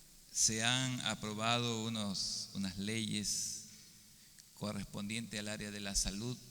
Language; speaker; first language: Spanish; native; Spanish